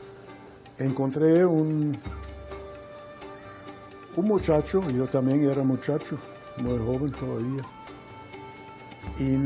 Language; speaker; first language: Spanish; non-native, fluent; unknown